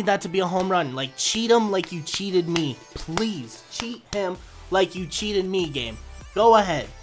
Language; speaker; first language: English; native; English